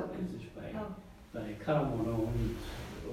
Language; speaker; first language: German; native; German